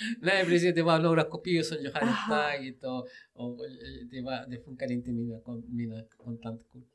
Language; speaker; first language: Swedish; non-native, fluent; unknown